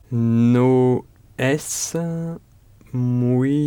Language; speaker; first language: Spanish; non-native, learner; French